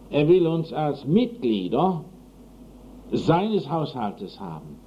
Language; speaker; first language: German; non-native, fluent; English